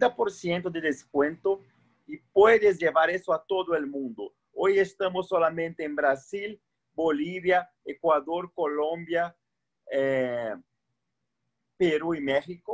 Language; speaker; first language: Spanish; non-native, fluent; Portuguese